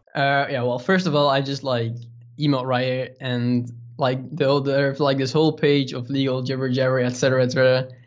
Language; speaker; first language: English; non-native, fluent; Dutch